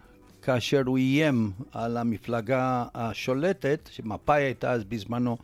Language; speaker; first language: Hebrew; non-native, fluent; Romanian